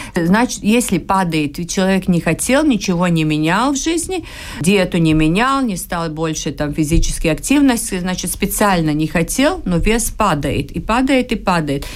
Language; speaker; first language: Russian; non-native, local second language; Latvian